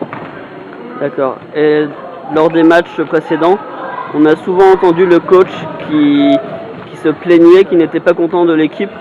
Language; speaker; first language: French; native; French